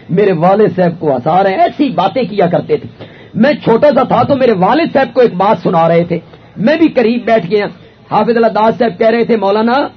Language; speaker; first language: Urdu; non-native, local second language; Punjabi